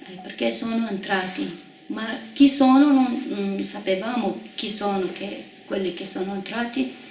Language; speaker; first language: Italian; non-native, fluent; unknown